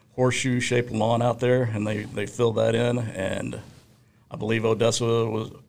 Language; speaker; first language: English; native; English